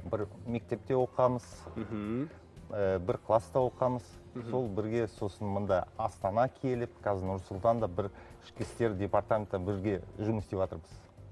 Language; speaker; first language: Kazakh; non-native, local second language; Russian